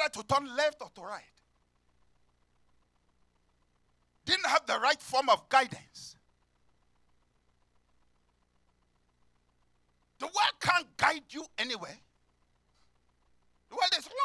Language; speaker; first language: English; non-native, local second language; Yoruba